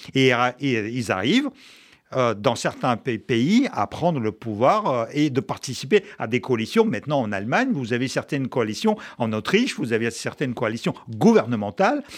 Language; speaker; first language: French; non-native, fluent; Russian